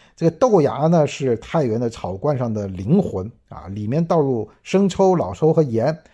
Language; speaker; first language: Chinese; native; Chinese